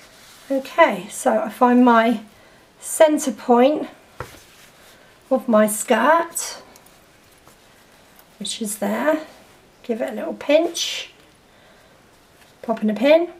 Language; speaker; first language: English; native; English